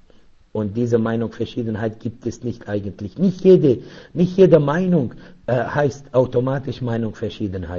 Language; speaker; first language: German; non-native, fluent; Arabic